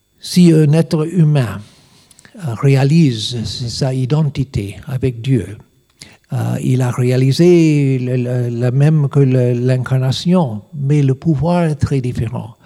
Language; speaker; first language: French; non-native, learner; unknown